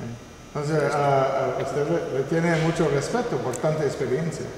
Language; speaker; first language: Spanish; non-native, fluent; English